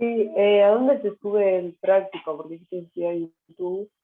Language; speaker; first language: Spanish; native; Spanish